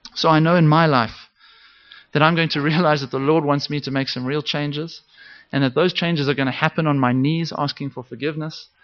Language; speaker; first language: English; native; English